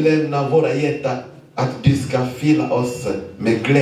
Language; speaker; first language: Swedish; non-native, fluent; Lingala